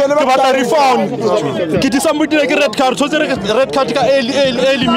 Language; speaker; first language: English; non-native, local second language; Southern Sotho